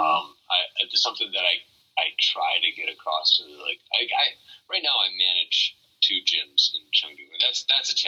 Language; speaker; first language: English; native; English